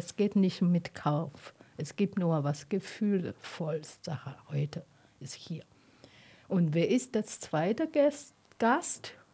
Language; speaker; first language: German; non-native, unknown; Chinese